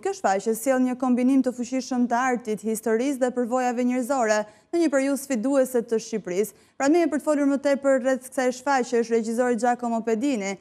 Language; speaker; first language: Albanian; native; Albanian